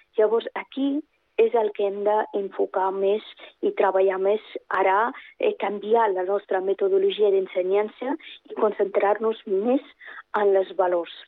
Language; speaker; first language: Catalan; non-native, fluent; Persian